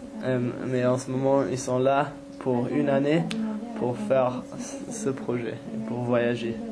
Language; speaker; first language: French; non-native, fluent; English